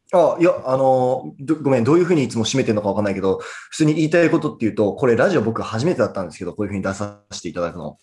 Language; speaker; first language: Japanese; native; Japanese